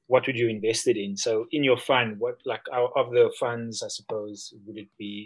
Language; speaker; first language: English; native; English